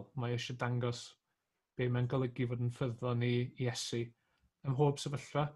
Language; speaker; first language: Welsh; native; Welsh